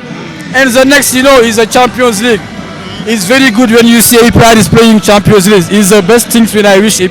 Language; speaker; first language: English; non-native, learner; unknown